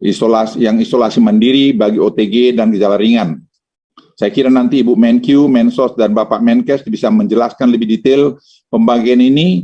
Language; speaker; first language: Indonesian; native; Indonesian